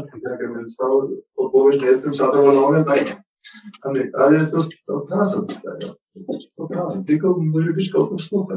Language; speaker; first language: Polish; non-native, learner; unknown